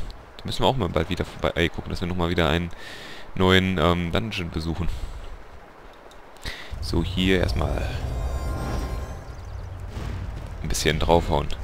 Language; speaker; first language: German; native; German